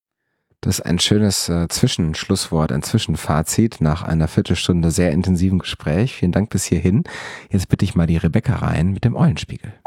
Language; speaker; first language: German; native; German